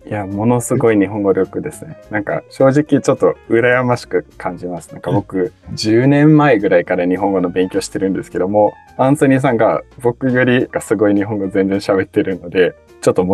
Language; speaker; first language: Japanese; native; Japanese